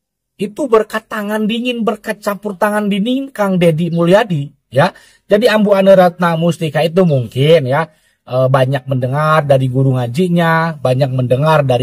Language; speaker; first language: Indonesian; native; Indonesian